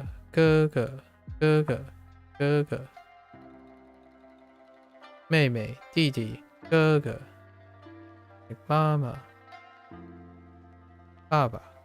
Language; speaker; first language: Chinese; non-native, learner; English